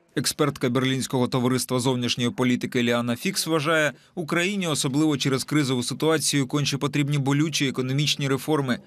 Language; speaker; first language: Ukrainian; native; Ukrainian